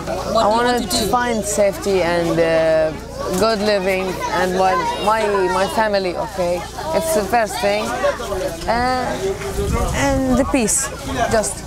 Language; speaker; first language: English; non-native, learner; Arabic